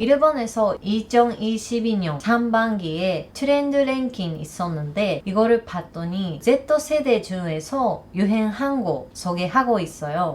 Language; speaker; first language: Korean; non-native, learner; Japanese